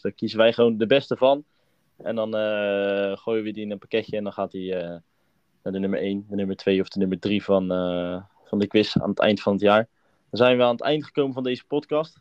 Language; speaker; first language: Dutch; native; Dutch